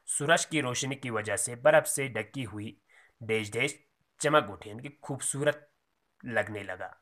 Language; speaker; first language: Urdu; non-native, local second language; Kashmiri